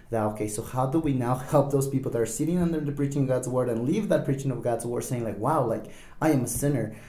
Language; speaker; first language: English; non-native, fluent; Spanish